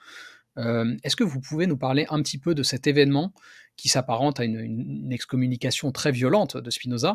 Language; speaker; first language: French; native; French